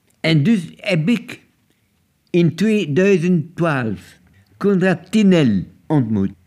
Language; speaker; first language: Dutch; non-native, local second language; French